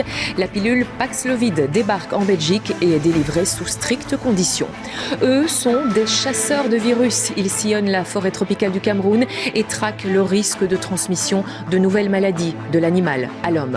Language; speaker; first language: French; native; French